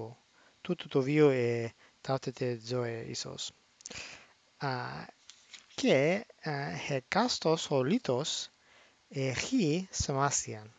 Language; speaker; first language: Greek; non-native, fluent; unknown